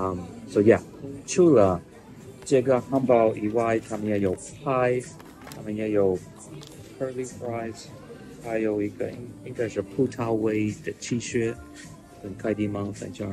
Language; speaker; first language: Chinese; non-native, learner; English